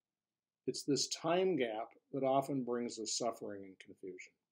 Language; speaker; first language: English; native; English